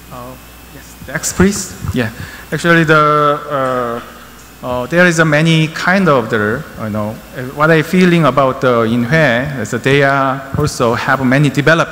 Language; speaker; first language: English; non-native, learner; Korean